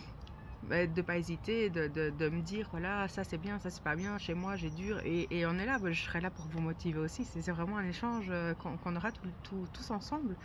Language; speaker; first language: French; native; French